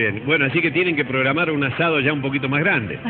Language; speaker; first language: Spanish; native; Spanish